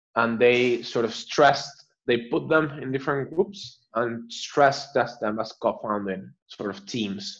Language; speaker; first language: English; non-native, fluent; Spanish